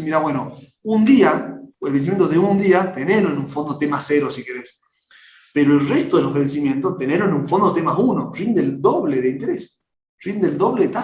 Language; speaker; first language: Spanish; native; Spanish